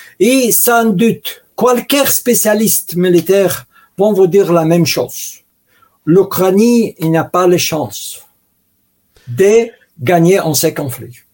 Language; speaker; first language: French; non-native, learner; Russian